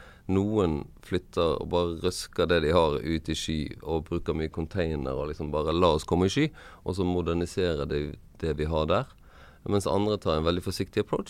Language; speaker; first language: Norwegian; native; Norwegian